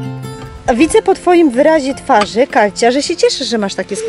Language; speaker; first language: Polish; native; Polish